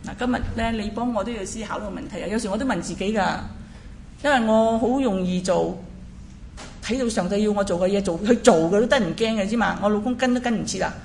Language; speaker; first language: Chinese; native; Chinese